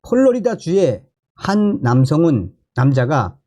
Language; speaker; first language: Korean; native; Korean